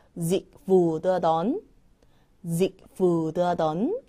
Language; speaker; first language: Vietnamese; non-native, fluent; Korean